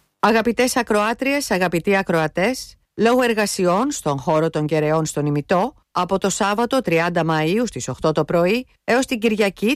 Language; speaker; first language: Greek; native; Greek